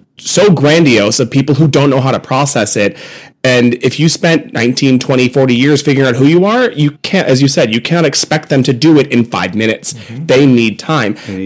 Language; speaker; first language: English; native; English